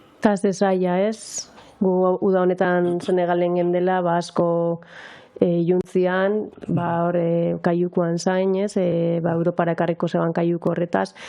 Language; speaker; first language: Basque; native; Basque